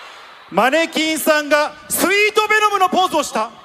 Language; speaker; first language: Japanese; native; Japanese